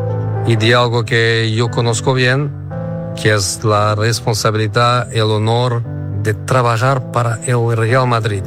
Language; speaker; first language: Spanish; non-native, fluent; Portuguese